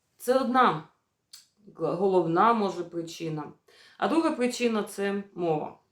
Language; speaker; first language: Ukrainian; non-native, local second language; Russian